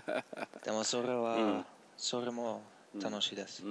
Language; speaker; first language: Japanese; non-native, learner; English